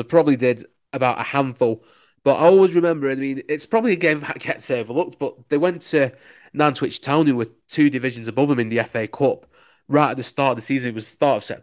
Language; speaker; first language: English; native; English